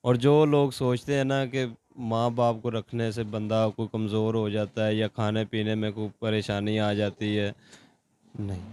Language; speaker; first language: Urdu; non-native, local second language; Punjabi